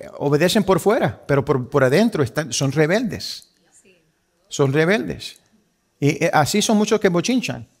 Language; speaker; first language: Spanish; early bilingual, heritage; Spanish